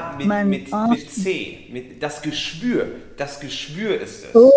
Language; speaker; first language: German; native; German